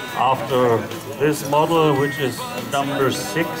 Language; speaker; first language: English; non-native, fluent; German